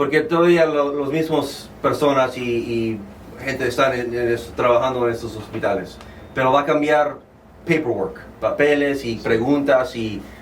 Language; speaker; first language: Spanish; early bilingual, heritage; Spanish